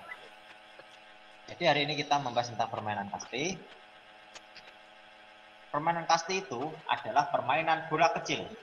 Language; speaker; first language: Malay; non-native, local second language; Javanese